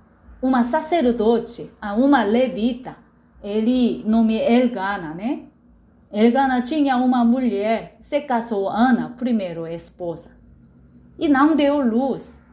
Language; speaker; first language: Portuguese; non-native, learner; Korean